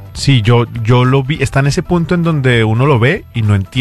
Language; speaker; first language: Spanish; native; Spanish